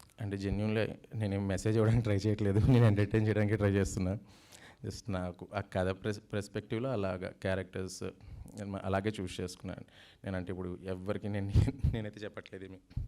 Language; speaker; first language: Telugu; native; Telugu